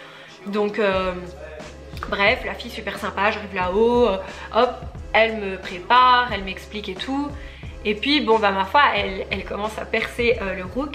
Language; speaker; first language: French; native; French